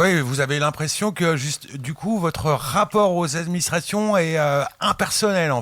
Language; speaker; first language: French; native; French